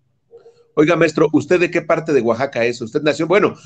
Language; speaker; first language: Spanish; native; Spanish